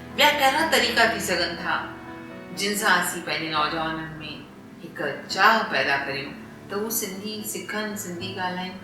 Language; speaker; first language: Sindhi; early bilingual, heritage; Sindhi